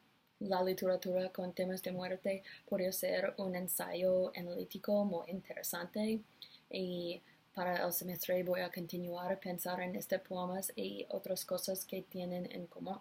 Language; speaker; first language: Spanish; non-native, learner; English